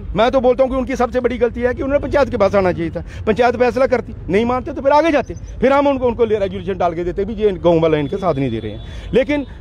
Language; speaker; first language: Hindi; native; Hindi